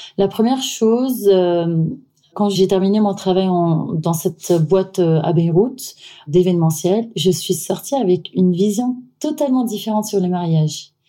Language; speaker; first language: French; non-native, fluent; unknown